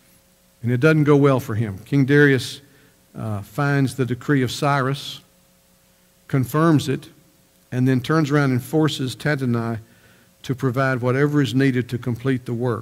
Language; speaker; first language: English; native; English